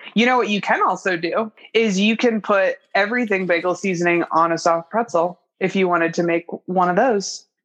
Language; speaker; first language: English; native; English